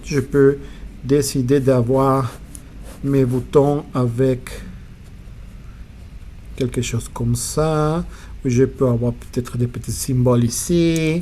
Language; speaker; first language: French; non-native, fluent; Spanish